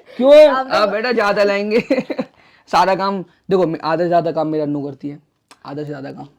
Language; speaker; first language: Hindi; native; Hindi